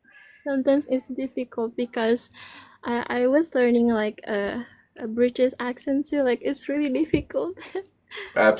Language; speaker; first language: English; non-native, learner; Indonesian